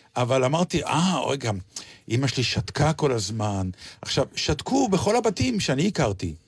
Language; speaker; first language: Hebrew; native; Hebrew